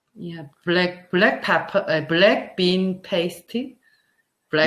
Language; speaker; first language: English; non-native, learner; Korean